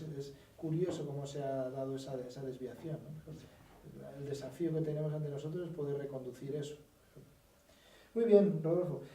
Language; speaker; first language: Spanish; native; Spanish